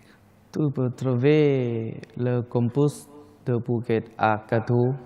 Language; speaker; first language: French; non-native, learner; Thai